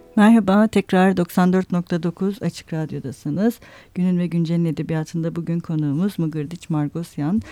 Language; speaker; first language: Turkish; native; Turkish